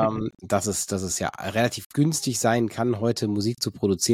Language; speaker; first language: German; native; German